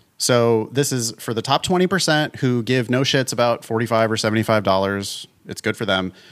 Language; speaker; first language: English; native; English